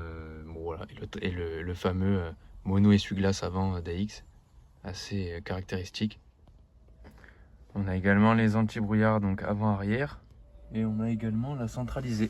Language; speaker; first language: French; native; French